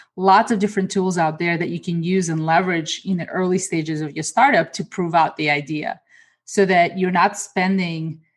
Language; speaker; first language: English; early bilingual, other home language; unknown